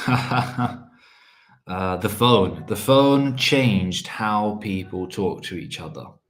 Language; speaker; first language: English; early bilingual, other home language; Polish